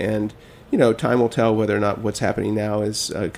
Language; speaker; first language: English; native; English